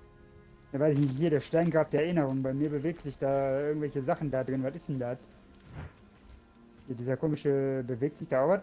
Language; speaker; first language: German; native; German